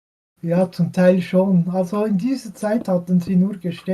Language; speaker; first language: German; non-native, fluent; French